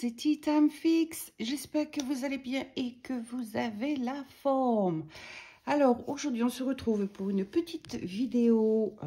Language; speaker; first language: French; native; French